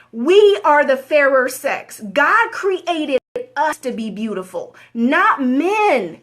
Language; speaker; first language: English; native; English